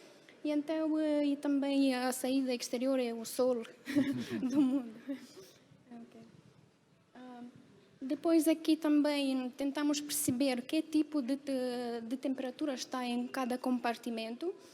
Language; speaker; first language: Portuguese; non-native, fluent; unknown